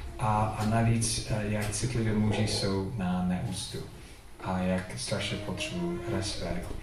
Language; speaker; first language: Czech; non-native, fluent; English